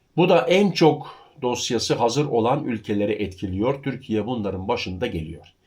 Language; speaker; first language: Turkish; early bilingual, heritage; Turkish